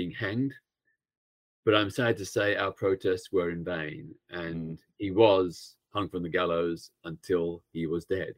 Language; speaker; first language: English; native; English